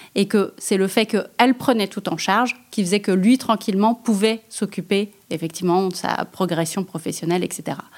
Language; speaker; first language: French; native; French